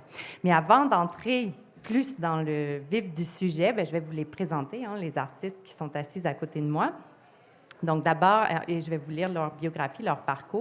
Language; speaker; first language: French; native; French